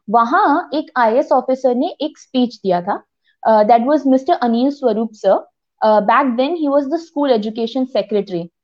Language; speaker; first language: Hindi; native; Hindi